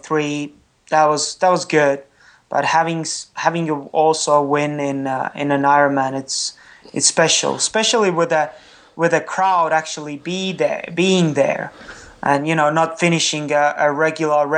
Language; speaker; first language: English; non-native, fluent; Estonian